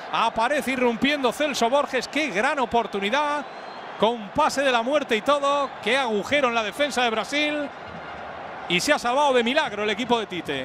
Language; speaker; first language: Spanish; native; Spanish